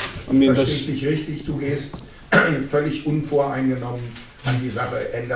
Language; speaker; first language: German; native; German